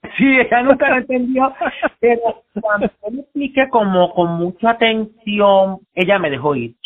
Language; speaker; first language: Spanish; native; Spanish